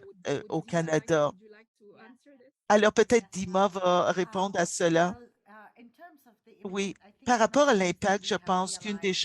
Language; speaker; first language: French; non-native, local second language; English